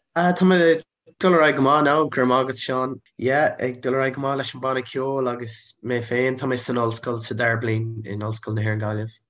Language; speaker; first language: Irish; non-native, local second language; English